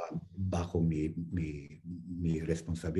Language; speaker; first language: Spanish; non-native, fluent; English